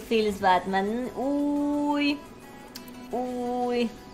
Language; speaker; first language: English; non-native, learner; Spanish